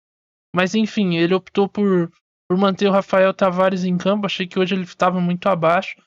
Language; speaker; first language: Portuguese; native; Portuguese